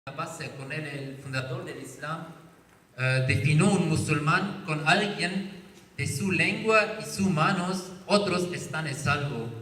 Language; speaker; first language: Spanish; non-native, learner; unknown